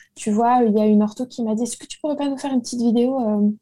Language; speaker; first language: French; native; French